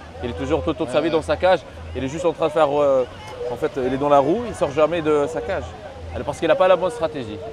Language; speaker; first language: French; native; French